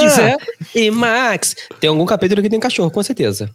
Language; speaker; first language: Portuguese; native; Portuguese